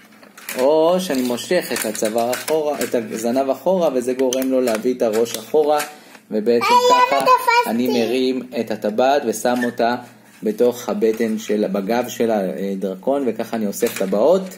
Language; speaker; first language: Hebrew; native; Hebrew